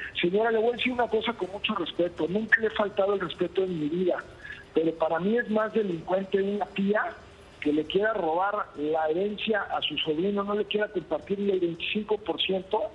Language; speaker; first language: Spanish; native; Spanish